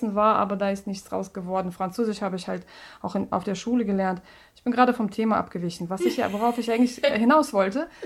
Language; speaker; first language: German; non-native, fluent; Russian